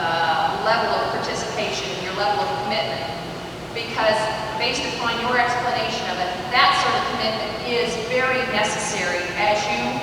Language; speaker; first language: English; native; English